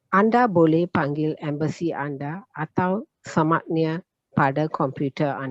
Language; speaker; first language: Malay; non-native, learner; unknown